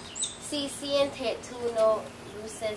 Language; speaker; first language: Spanish; non-native, learner; English